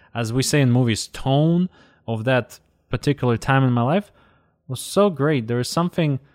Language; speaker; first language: English; non-native, fluent; Russian